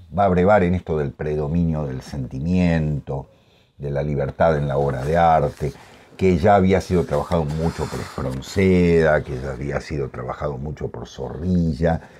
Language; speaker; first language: Spanish; native; Spanish